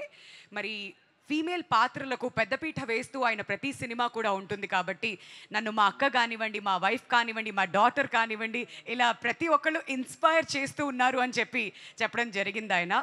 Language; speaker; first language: Telugu; native; Telugu